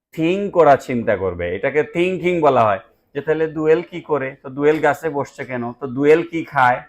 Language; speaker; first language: Bangla; native; Bangla